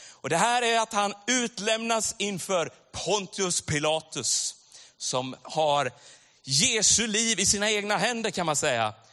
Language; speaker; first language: Swedish; native; Swedish